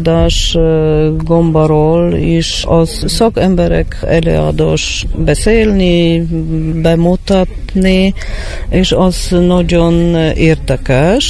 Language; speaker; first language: Hungarian; non-native, learner; Polish